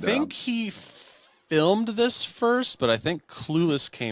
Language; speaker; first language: English; native; English